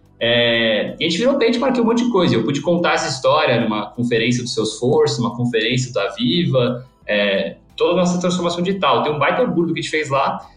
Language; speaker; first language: Portuguese; early bilingual, other home language; English